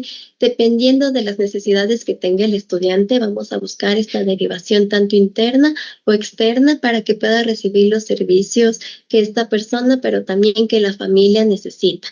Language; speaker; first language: Spanish; native; Spanish